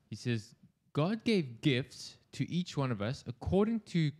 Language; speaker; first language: English; native; English